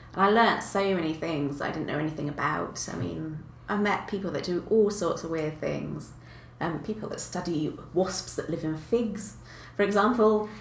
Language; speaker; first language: English; native; English